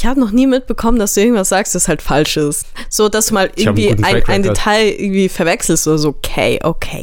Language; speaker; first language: German; native; German